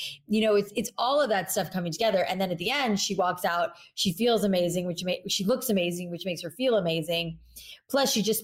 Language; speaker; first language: English; native; English